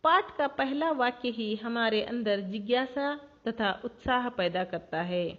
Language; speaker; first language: Hindi; non-native, local second language; Kannada